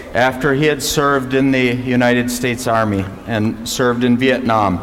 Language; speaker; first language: English; native; English